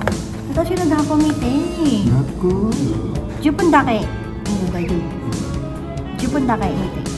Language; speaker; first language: Japanese; non-native, learner; Filipino